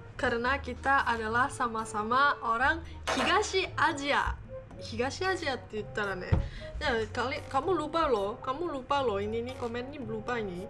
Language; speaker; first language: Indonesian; non-native, fluent; Japanese